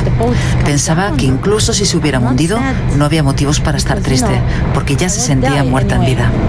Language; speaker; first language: Spanish; native; Spanish